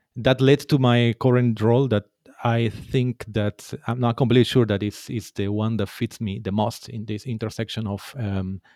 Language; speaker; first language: English; non-native, fluent; Spanish